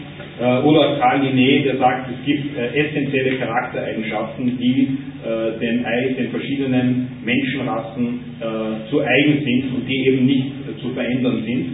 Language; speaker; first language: German; native; German